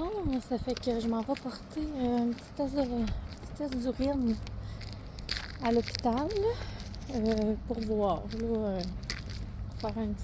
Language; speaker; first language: French; native; French